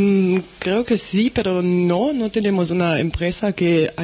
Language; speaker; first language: Spanish; non-native, learner; German